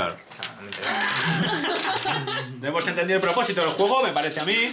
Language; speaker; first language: Spanish; native; Spanish